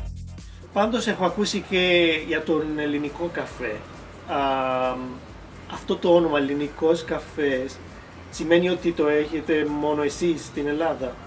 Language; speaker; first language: Greek; non-native, fluent; Italian